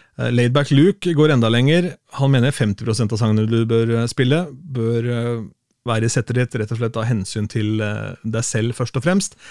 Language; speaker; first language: Norwegian; native; Norwegian